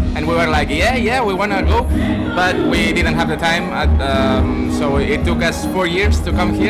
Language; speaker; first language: English; non-native, fluent; Spanish